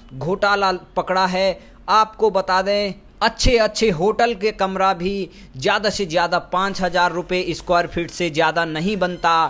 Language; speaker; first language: Hindi; native; Hindi